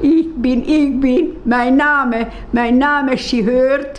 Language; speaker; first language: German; non-native, learner; Hungarian